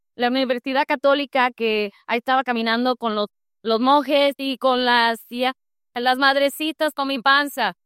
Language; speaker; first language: Spanish; early bilingual, heritage; Spanish